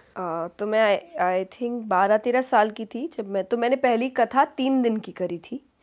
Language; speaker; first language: Hindi; native; Hindi